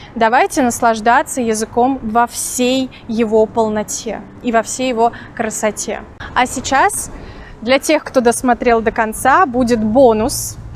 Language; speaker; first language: Russian; native; Russian